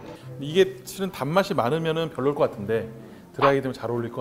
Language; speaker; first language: Korean; native; Korean